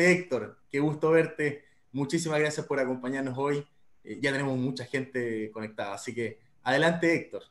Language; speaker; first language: Spanish; native; Spanish